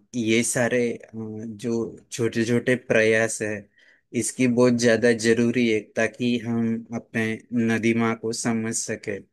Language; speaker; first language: Hindi; non-native, local second language; Marathi